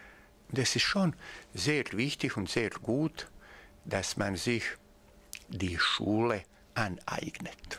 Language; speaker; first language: German; non-native, fluent; Bosnian